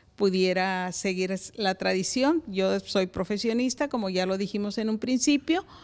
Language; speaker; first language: Spanish; native; Spanish